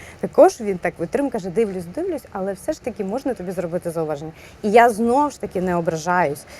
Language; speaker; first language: Ukrainian; non-native, local second language; Russian